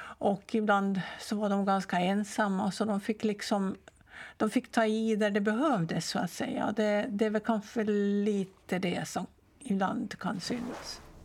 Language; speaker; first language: Swedish; native; Swedish